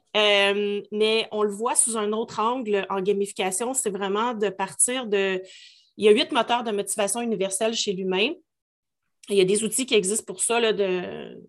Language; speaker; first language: French; native; French